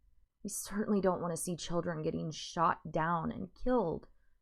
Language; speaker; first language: English; native; English